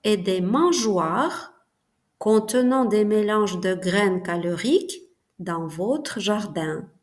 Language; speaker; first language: French; non-native, fluent; Ukrainian